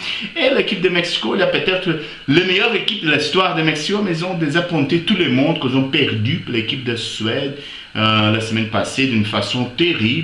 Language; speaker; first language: French; non-native, fluent; Portuguese